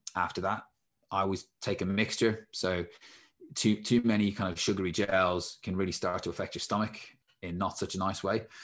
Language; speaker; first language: English; native; English